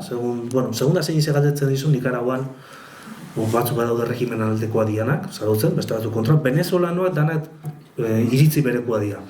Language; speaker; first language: Basque; native; Basque